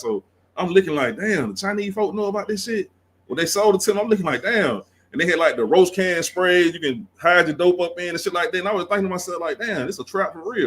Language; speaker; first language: English; native; English